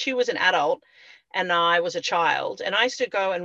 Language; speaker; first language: English; native; English